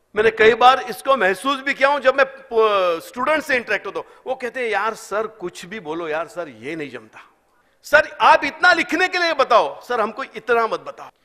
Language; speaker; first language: Hindi; non-native, local second language; Marathi